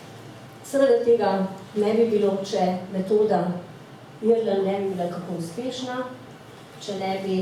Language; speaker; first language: Slovenian; native; Slovenian